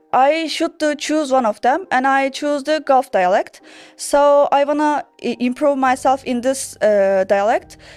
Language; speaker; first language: English; non-native, learner; Turkish